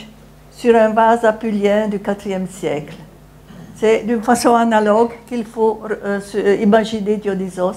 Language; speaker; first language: French; non-native, fluent; Italian